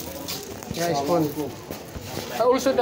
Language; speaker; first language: English; non-native, learner; Filipino